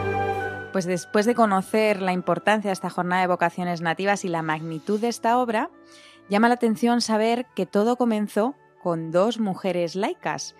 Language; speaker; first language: Spanish; native; Spanish